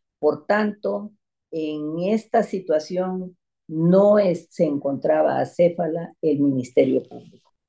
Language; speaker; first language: Spanish; native; Spanish